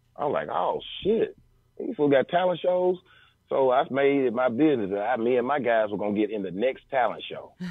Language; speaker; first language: English; native; English